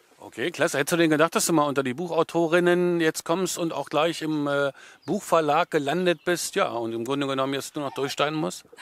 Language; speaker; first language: German; native; German